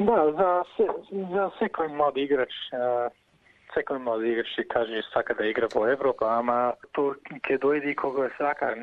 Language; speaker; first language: Macedonian; early bilingual, heritage; Macedonian